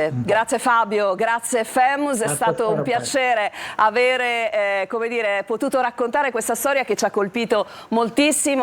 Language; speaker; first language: Italian; native; Italian